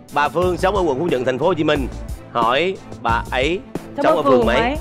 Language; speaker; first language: Vietnamese; native; Vietnamese